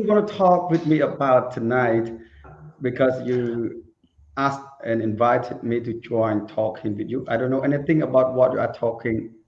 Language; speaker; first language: English; non-native, learner; Khmer